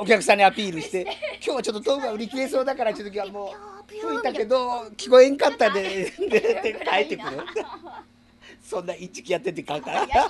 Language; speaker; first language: Japanese; native; Japanese